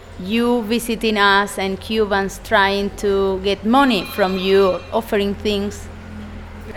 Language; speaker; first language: English; non-native, fluent; Spanish